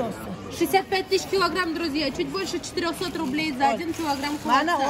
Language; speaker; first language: Russian; native; Russian